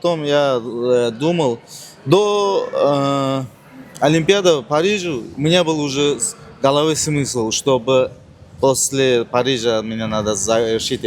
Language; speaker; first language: Russian; non-native, learner; Uzbek